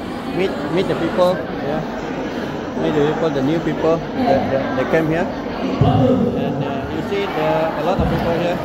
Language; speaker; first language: English; non-native, local second language; Malay